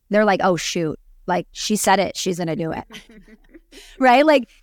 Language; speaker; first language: English; native; English